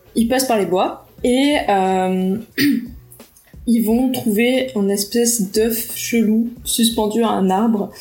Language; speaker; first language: French; early bilingual, heritage; Portuguese